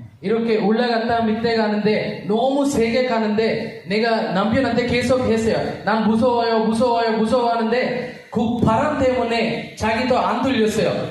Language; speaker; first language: Korean; non-native, learner; Telugu